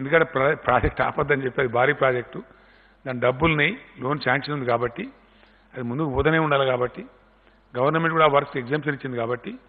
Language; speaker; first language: Telugu; native; Telugu